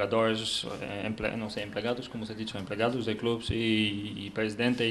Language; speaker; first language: Spanish; non-native, learner; Polish